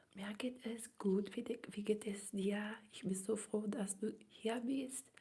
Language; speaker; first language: German; non-native, learner; Italian